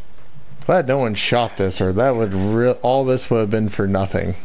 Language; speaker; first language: English; native; English